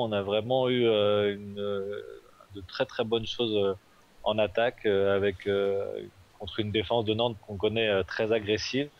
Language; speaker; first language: French; native; French